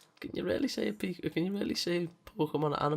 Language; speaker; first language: English; native; English